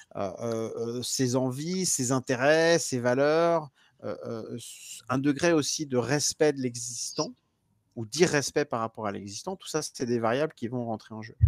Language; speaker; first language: French; native; French